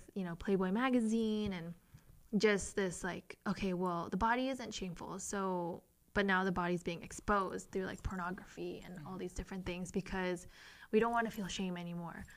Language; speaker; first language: English; native; English